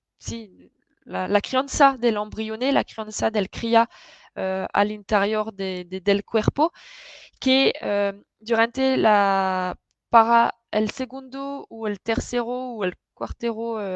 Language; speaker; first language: Spanish; non-native, fluent; French